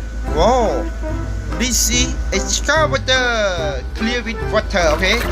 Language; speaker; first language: English; non-native, learner; Khmer